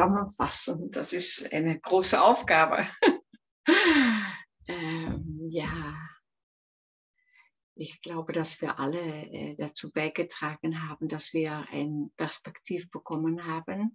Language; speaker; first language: German; non-native, fluent; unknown